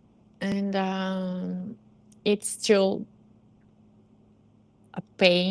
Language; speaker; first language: English; non-native, learner; Portuguese